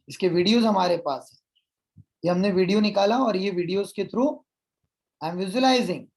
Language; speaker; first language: Hindi; native; Hindi